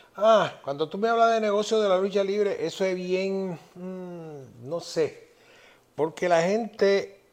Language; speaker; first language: Spanish; native; Spanish